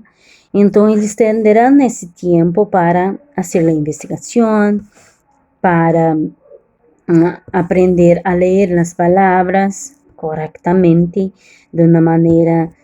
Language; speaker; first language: Spanish; non-native, learner; Portuguese